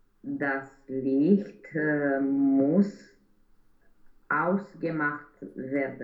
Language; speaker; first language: German; non-native, learner; Romanian